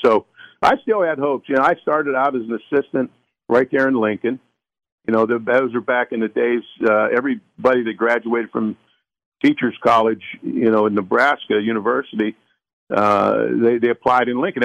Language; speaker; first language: English; early bilingual, other home language; Spanish